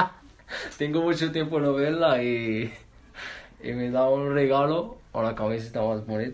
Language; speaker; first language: Spanish; non-native, learner; Arabic